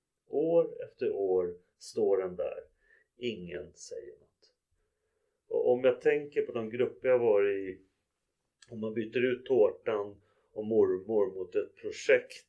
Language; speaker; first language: Swedish; native; Swedish